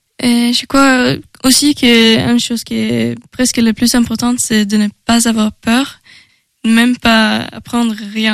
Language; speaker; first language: French; non-native, learner; Swedish